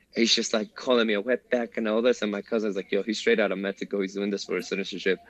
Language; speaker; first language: English; early bilingual, other home language; Spanish